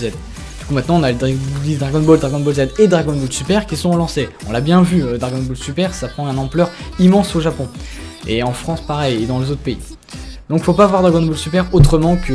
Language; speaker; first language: French; native; French